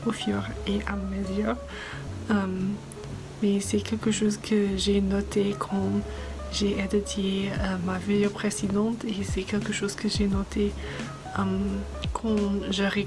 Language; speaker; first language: French; non-native, fluent; English